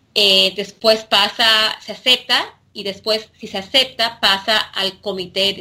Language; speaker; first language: Spanish; native; Spanish